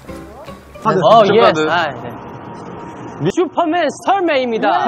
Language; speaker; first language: Korean; non-native, fluent; Chinese